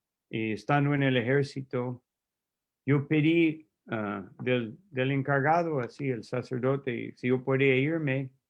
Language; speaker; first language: Spanish; non-native, fluent; English